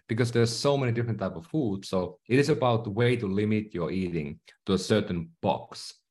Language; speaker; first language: English; non-native, fluent; Finnish